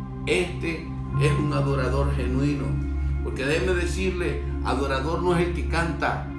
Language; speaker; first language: Spanish; native; Spanish